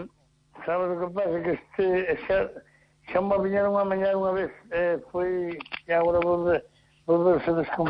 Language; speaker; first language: Spanish; non-native, local second language; Galician